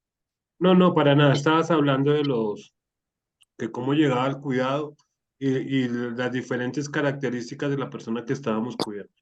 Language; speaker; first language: Spanish; native; Spanish